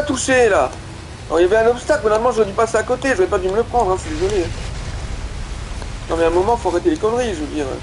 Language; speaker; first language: French; native; French